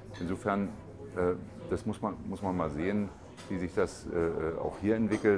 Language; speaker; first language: German; native; German